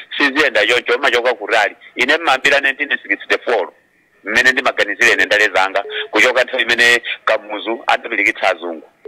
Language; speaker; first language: Nyanja; non-native, local second language; Tumbuka